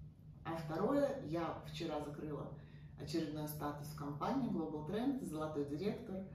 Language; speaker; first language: Russian; native; Russian